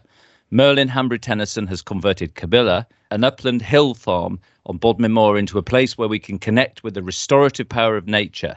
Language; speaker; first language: English; native; English